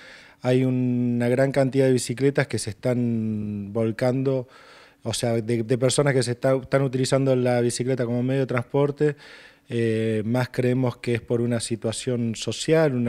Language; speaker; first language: Spanish; native; Spanish